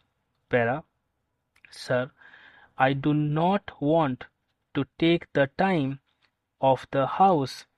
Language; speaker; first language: English; non-native, local second language; Hindi